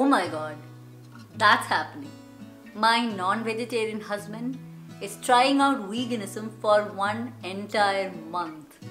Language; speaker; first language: English; non-native, local second language; Malayalam